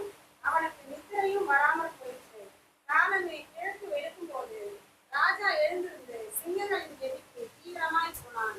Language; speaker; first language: Tamil; native; Tamil